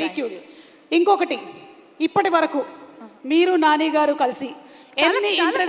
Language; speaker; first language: Telugu; native; Telugu